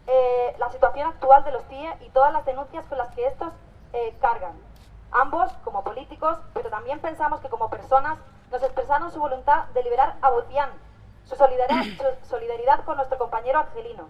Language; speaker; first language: Spanish; native; Spanish